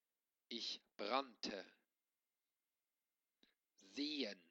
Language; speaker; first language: German; non-native, local second language; Luxembourgish